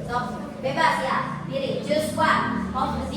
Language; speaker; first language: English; non-native, learner; Indonesian